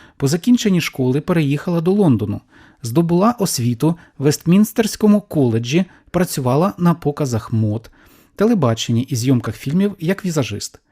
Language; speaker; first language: Ukrainian; native; Ukrainian